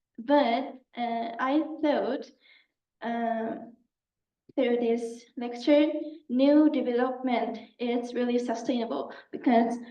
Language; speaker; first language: English; non-native, learner; Japanese